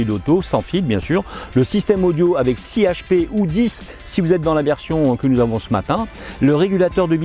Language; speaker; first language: French; native; French